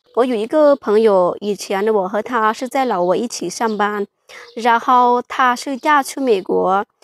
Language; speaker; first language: Chinese; non-native, fluent; Hmong